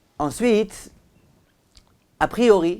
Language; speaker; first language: French; native; French